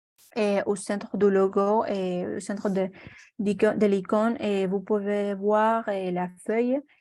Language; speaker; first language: French; non-native, learner; Spanish